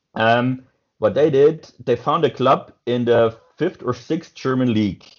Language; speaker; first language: English; non-native, fluent; German